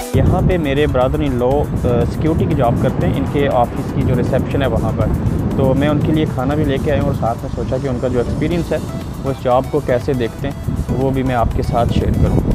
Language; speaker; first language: Urdu; native; Urdu